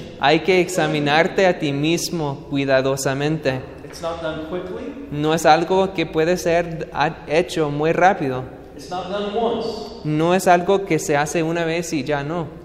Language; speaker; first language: Spanish; non-native, fluent; English